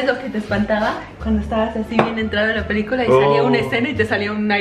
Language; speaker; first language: Spanish; native; Spanish